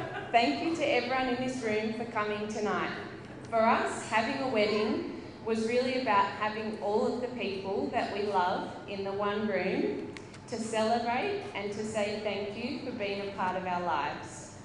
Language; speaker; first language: English; native; English